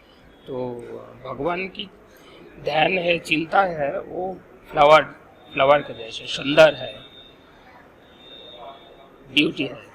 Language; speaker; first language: Hindi; non-native, local second language; Bangla